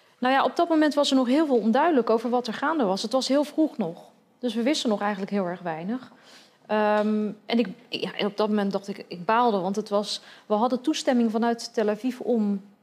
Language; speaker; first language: Dutch; native; Dutch